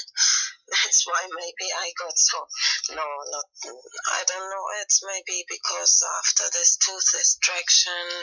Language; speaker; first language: English; non-native, fluent; German